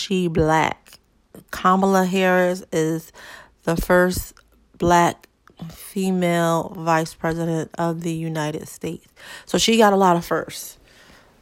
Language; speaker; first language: English; native; English